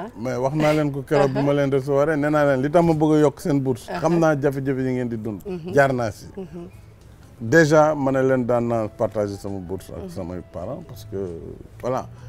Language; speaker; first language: Wolof; non-native, local second language; Fula